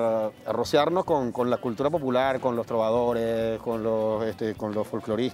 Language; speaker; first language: Spanish; native; Spanish